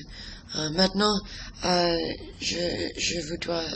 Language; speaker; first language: French; non-native, learner; English